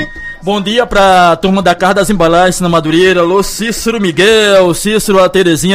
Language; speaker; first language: Portuguese; native; Portuguese